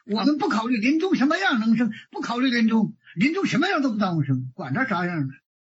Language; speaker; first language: Chinese; native; Chinese